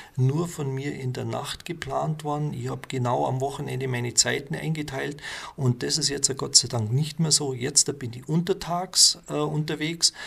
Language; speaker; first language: German; native; German